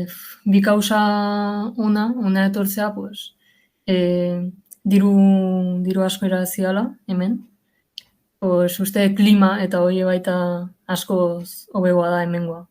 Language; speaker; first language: Basque; early bilingual, other home language; Portuguese